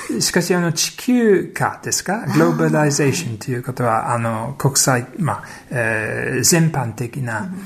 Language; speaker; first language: Japanese; non-native, fluent; English